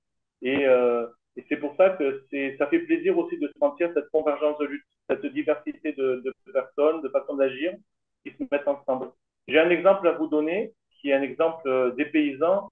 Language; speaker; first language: French; native; French